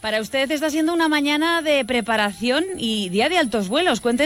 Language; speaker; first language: Spanish; native; Spanish